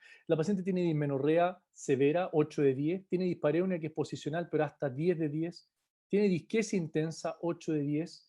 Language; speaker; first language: Spanish; native; Spanish